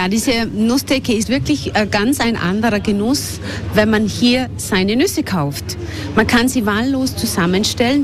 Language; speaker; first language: German; native; German